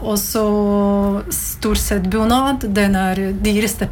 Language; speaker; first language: Norwegian; non-native, learner; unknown